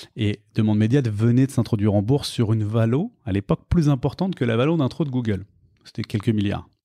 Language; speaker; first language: French; native; French